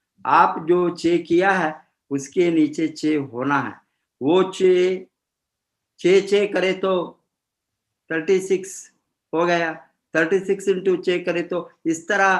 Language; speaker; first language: Hindi; non-native, fluent; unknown